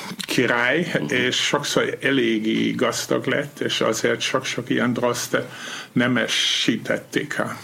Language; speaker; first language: Hungarian; non-native, fluent; German